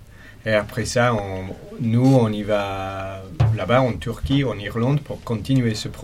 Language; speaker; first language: French; non-native, fluent; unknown